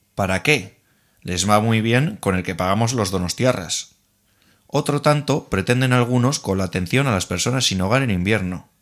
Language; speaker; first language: Spanish; non-native, local second language; Basque